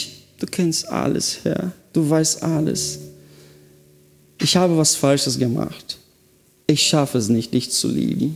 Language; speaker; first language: German; non-native, fluent; Portuguese